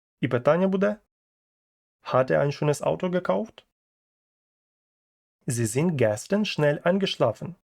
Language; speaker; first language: German; non-native, fluent; Ukrainian